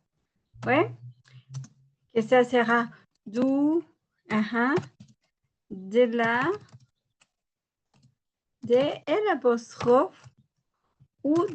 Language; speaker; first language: French; non-native, learner; Spanish